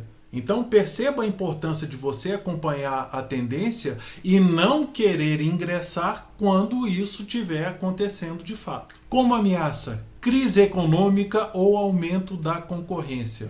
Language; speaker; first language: Portuguese; native; Portuguese